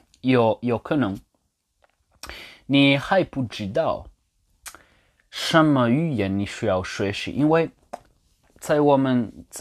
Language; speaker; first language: Chinese; non-native, learner; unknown